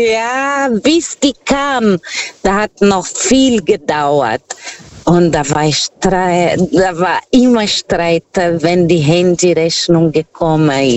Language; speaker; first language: German; non-native, fluent; Portuguese